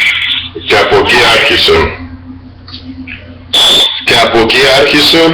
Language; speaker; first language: Greek; early bilingual, heritage; English